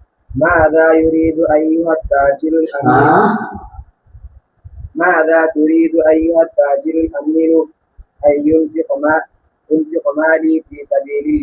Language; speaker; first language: Arabic; non-native, learner; Bangla